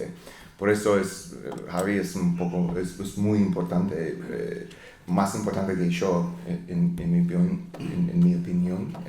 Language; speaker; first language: Spanish; non-native, learner; English